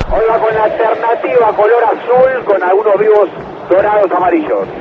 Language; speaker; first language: Spanish; native; Spanish